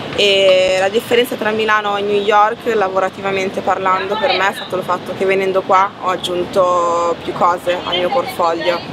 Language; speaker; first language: Italian; early bilingual, other home language; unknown